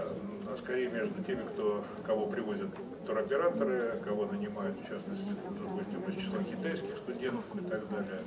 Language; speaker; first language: Russian; native; Russian